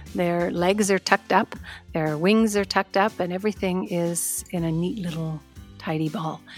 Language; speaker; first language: English; native; English